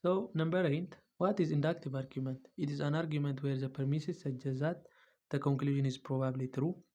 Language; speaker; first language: English; non-native, local second language; Amharic